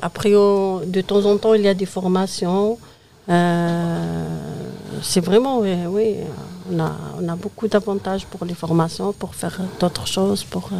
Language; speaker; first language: French; non-native, fluent; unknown